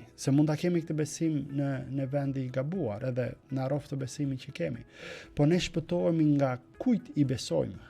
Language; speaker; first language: Albanian; native; Albanian